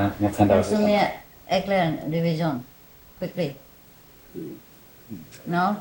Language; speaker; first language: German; non-native, learner; Vietnamese